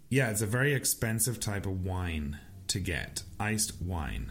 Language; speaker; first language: English; native; English